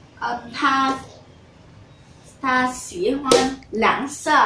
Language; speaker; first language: Chinese; non-native, learner; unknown